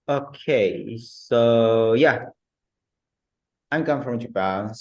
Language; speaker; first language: English; non-native, learner; Japanese